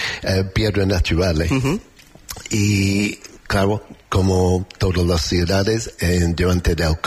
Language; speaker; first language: Spanish; non-native, learner; English